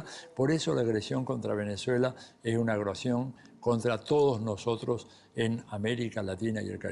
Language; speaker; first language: Spanish; native; Spanish